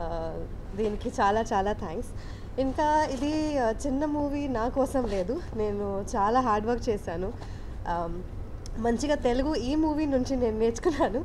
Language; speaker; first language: Telugu; non-native, learner; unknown